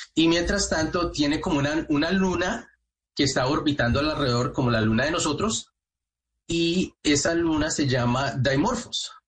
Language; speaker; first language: Spanish; native; Spanish